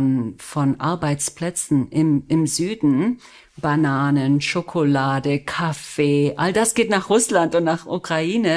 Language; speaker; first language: German; early bilingual, other home language; Spanish